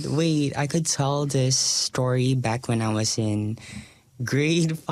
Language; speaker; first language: English; non-native, local second language; Filipino